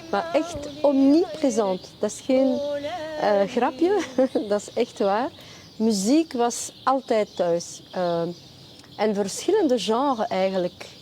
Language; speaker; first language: Dutch; non-native, local second language; French